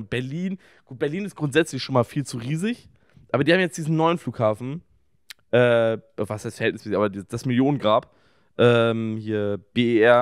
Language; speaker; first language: German; native; German